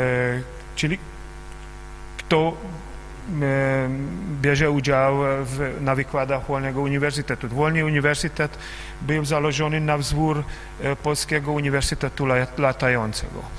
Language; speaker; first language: Polish; non-native, fluent; Hungarian